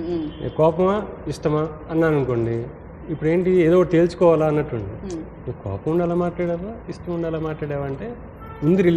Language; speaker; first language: Telugu; native; Telugu